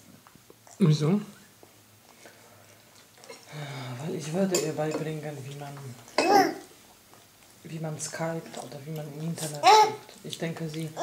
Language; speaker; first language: German; non-native, fluent; Polish